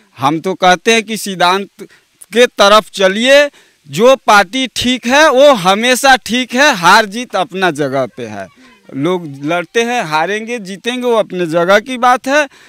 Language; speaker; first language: Hindi; native; Hindi